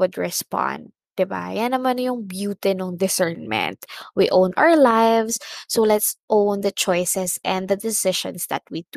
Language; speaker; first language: English; non-native, local second language; Filipino